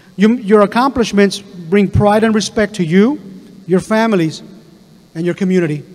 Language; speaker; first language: English; native; English